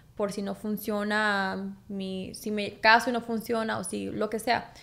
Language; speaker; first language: Spanish; early bilingual, heritage; Spanish